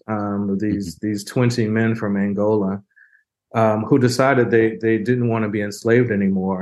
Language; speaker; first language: English; native; English